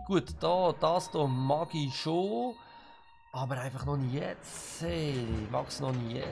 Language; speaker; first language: German; native; German